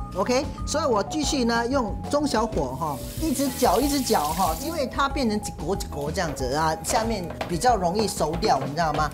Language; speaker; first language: Chinese; native; Chinese